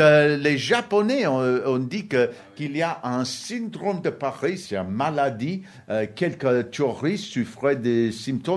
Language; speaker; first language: French; non-native, learner; English